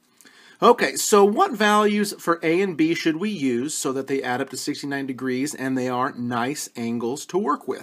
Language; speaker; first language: English; native; English